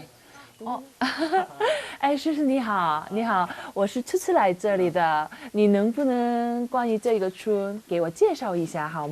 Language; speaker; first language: Chinese; non-native, learner; Korean